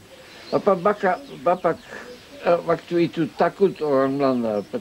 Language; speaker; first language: Indonesian; non-native, local second language; Dutch